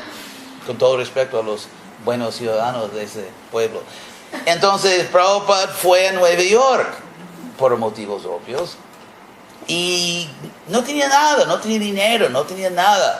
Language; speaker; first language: Spanish; non-native, fluent; English